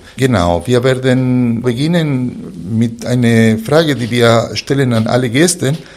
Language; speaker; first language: German; non-native, fluent; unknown